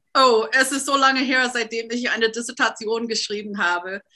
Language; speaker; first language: German; non-native, fluent; English